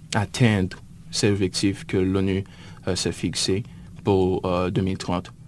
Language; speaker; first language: French; native; French